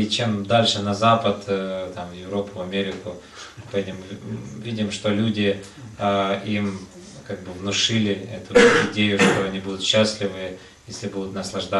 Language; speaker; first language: Russian; native; Russian